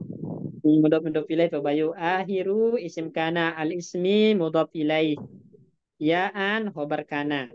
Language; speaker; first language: Arabic; non-native, fluent; Indonesian